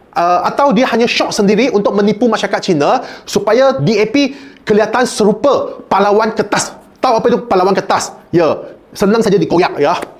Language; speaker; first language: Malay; non-native, local second language; Chinese